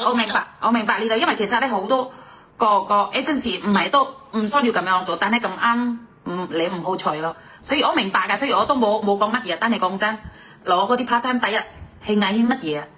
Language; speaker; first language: Cantonese; non-native, fluent; Indonesian